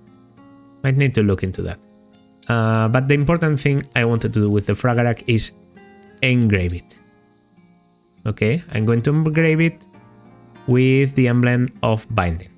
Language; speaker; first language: English; non-native, fluent; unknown